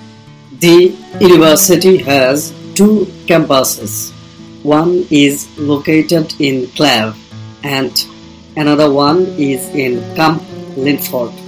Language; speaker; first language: English; non-native, fluent; Bangla